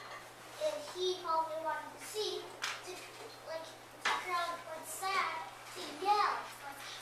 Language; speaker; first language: English; native; English